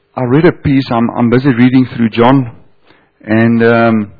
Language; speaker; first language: English; non-native, local second language; Afrikaans